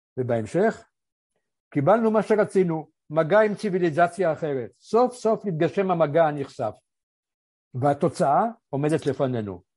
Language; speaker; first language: Hebrew; early bilingual, other home language; Polish